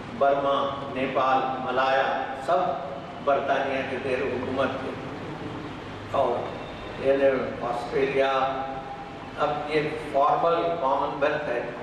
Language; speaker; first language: Urdu; native; Urdu